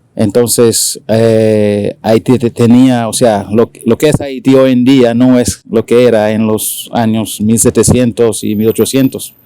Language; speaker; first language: Spanish; non-native, fluent; Haitian Creole